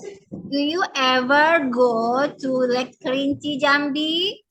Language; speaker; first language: English; non-native, learner; Indonesian